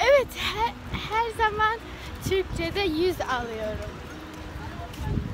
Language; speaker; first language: Turkish; early bilingual, heritage; English